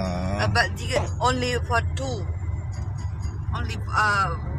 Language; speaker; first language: English; non-native, local second language; Filipino